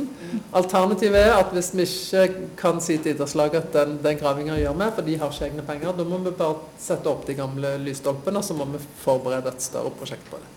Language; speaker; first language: Norwegian; native; Norwegian